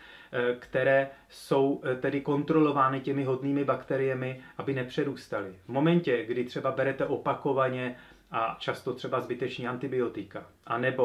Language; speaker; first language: Czech; native; Czech